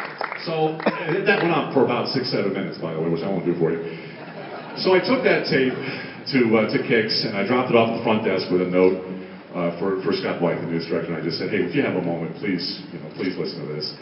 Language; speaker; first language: English; native; English